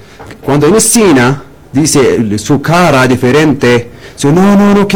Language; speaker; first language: Spanish; non-native, learner; Arabic